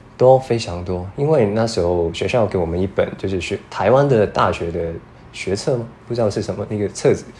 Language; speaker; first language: Chinese; non-native, fluent; Cantonese